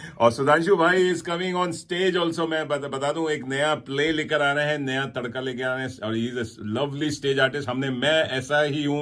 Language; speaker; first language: Hindi; native; Hindi